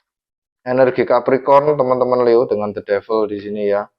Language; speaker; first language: Indonesian; native; Indonesian